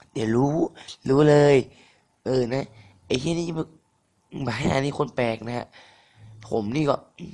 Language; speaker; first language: Thai; native; Thai